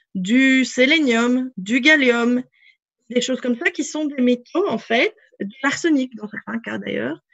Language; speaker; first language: French; native; French